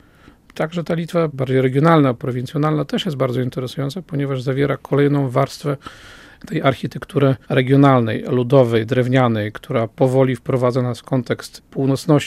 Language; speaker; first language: Polish; native; Polish